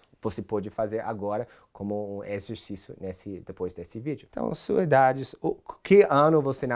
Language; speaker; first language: Portuguese; non-native, fluent; English